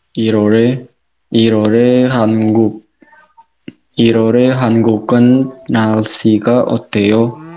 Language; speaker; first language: Korean; non-native, learner; Indonesian